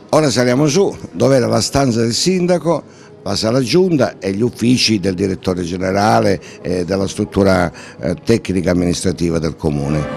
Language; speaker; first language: Italian; native; Italian